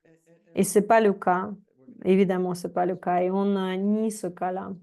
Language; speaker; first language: French; non-native, fluent; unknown